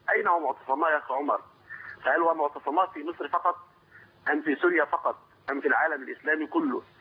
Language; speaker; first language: Arabic; native; Arabic